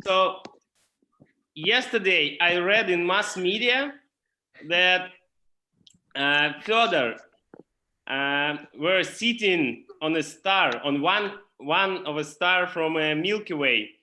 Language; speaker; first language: English; non-native, learner; Russian